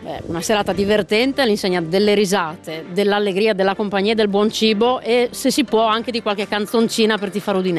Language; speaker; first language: Italian; native; Italian